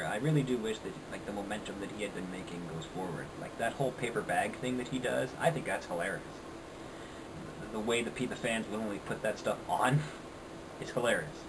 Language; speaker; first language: English; native; English